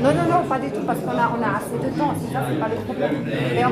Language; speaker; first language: French; non-native, fluent; German